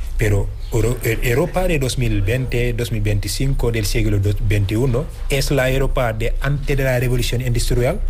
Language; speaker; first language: Spanish; non-native, fluent; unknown